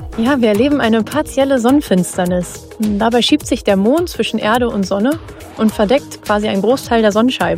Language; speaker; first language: German; native; German